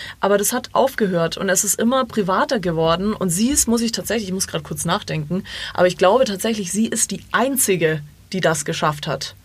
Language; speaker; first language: German; early bilingual, other home language; Croatian